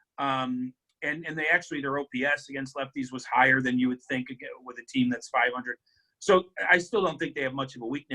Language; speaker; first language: English; native; English